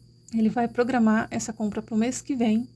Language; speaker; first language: Portuguese; native; Portuguese